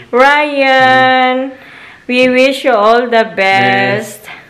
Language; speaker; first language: English; non-native, local second language; Filipino